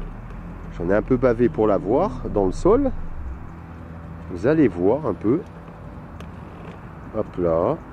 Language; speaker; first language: French; native; French